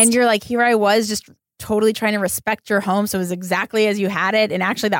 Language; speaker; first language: English; native; English